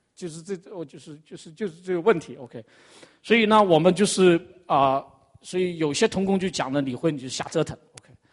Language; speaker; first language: Chinese; native; Chinese